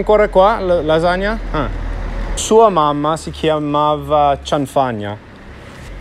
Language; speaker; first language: Italian; non-native, fluent; English